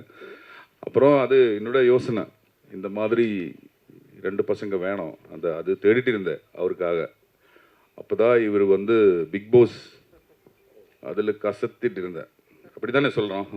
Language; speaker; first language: Tamil; non-native, learner; Malayalam